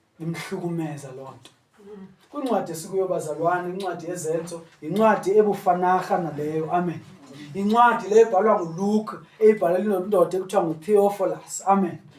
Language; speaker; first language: Zulu; non-native, local second language; Xhosa